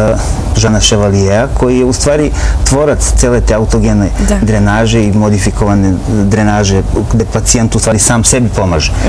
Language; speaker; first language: Serbian; native; Serbian